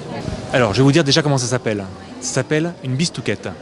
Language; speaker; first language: French; native; French